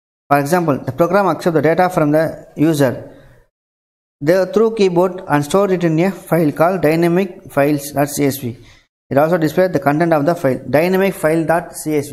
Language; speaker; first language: English; non-native, local second language; Tamil